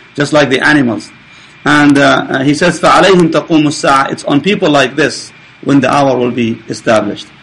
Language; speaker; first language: English; non-native, fluent; Arabic